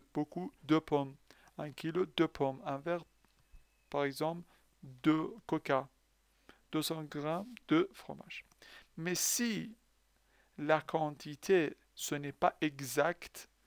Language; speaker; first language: French; non-native, fluent; Persian